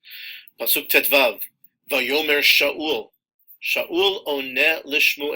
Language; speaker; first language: Hebrew; non-native, fluent; English